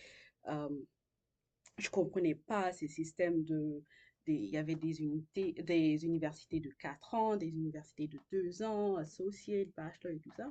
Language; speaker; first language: French; non-native, local second language; Haitian Creole